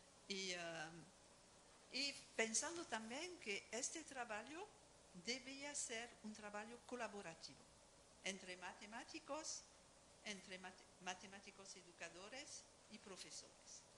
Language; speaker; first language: Spanish; non-native, fluent; French